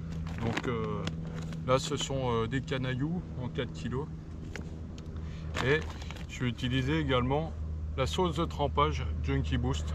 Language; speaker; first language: French; native; French